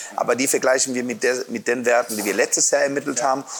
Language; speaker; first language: German; non-native, fluent; Spanish